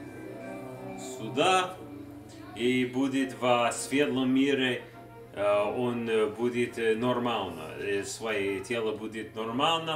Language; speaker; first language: Russian; non-native, learner; English